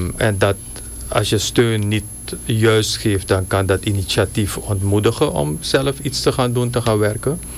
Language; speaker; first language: Dutch; native; Dutch